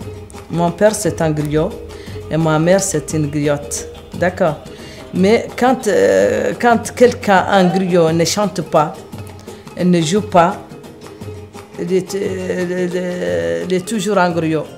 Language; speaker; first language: French; non-native, local second language; Arabic